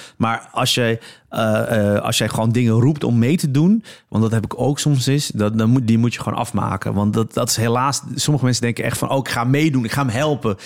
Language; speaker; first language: Dutch; early bilingual, other home language; Polish